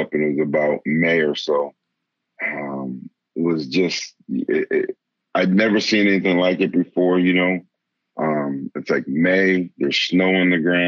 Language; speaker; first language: English; native; English